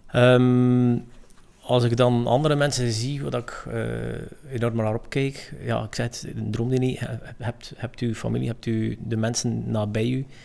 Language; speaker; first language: Dutch; native; Dutch